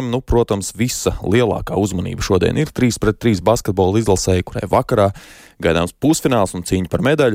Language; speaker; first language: Latvian; native; Latvian